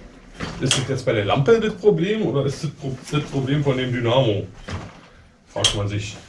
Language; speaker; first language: German; native; German